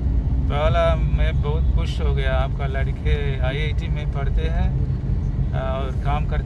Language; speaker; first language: Hindi; non-native, local second language; Malayalam